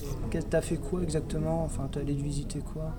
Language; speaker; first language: French; native; French